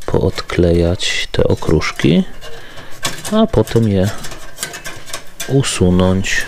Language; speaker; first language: Polish; native; Polish